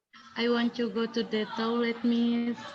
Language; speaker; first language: English; non-native, learner; Indonesian